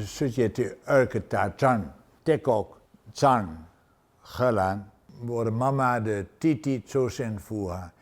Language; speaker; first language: Chinese; non-native, fluent; Dutch